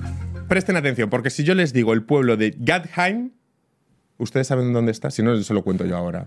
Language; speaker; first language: Spanish; native; Spanish